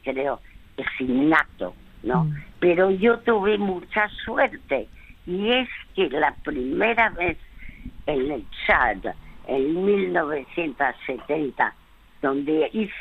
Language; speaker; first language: Spanish; early bilingual, other home language; French